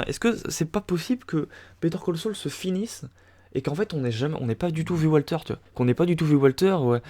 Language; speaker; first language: French; native; French